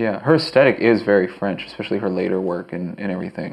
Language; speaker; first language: English; native; English